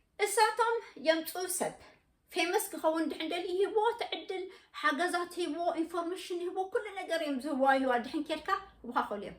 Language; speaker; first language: Tigrinya; native; Tigrinya